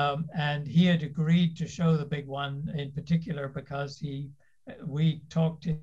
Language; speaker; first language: English; native; English